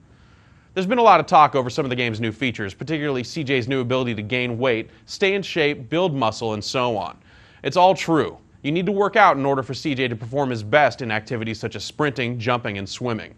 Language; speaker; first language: English; native; English